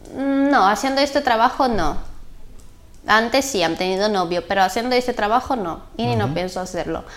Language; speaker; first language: Spanish; non-native, learner; Bulgarian